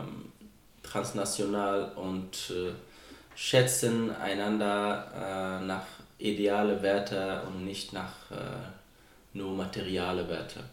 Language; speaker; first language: German; non-native, fluent; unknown